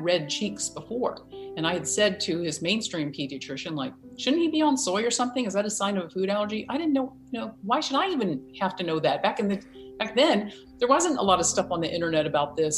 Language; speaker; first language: English; native; English